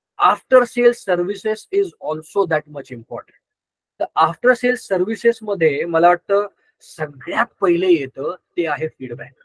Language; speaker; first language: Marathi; non-native, local second language; Gujarati